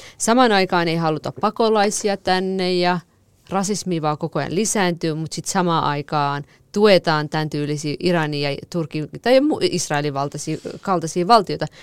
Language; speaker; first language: Finnish; early bilingual, other home language; Kurdish